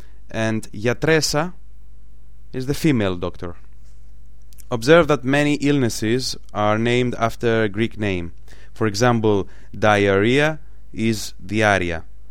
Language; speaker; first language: English; non-native, fluent; Greek